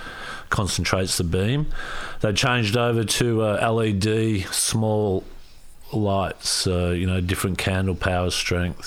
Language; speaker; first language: English; native; English